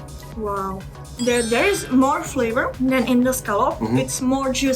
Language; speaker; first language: English; non-native, fluent; Czech